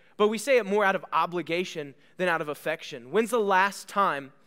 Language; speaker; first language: English; native; English